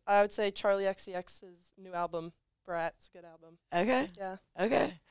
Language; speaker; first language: English; native; English